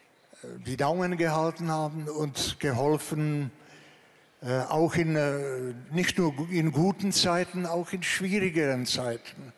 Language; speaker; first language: German; non-native, fluent; Czech